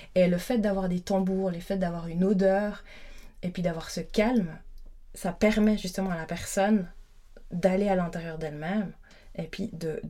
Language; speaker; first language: French; native; French